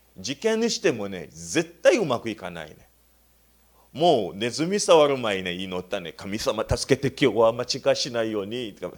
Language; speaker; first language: Japanese; non-native, learner; Luba-Lulua